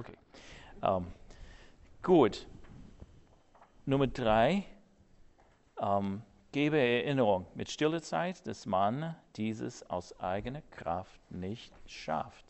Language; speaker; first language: German; non-native, fluent; English